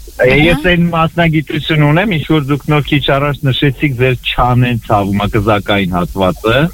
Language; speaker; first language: Armenian; native; Armenian